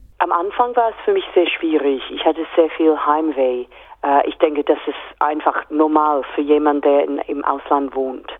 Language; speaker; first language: German; non-native, fluent; English